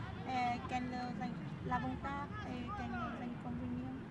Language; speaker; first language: French; non-native, learner; Vietnamese